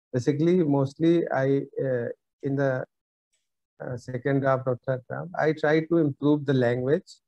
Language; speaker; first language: English; non-native, local second language; Bhojpuri